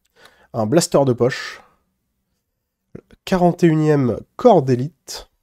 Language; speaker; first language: French; native; French